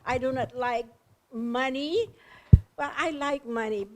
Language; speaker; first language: English; non-native, local second language; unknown